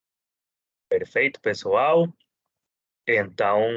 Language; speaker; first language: Portuguese; non-native, fluent; Spanish